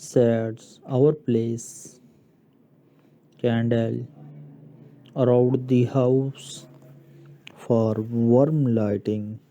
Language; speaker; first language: English; non-native, local second language; Urdu